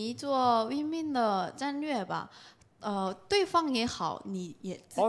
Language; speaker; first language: Chinese; non-native, fluent; Korean